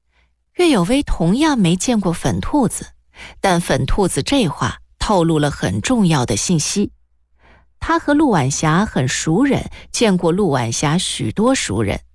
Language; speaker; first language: Chinese; native; Chinese